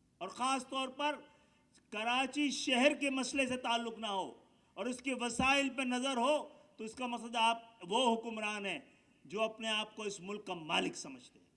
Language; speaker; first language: Urdu; native; Urdu